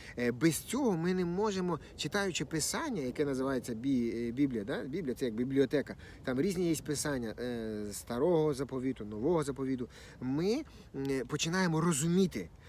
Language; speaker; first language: Ukrainian; non-native, local second language; Russian